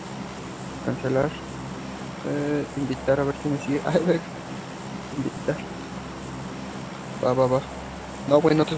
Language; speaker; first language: Spanish; native; Spanish